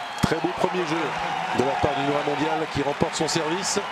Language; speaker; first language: French; native; French